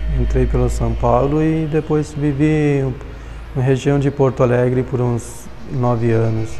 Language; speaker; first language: Portuguese; non-native, fluent; Urdu